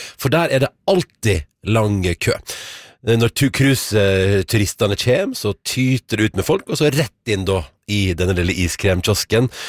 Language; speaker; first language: Norwegian; native; Norwegian